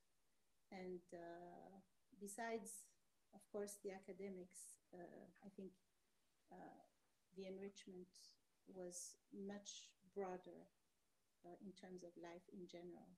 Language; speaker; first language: English; non-native, fluent; Arabic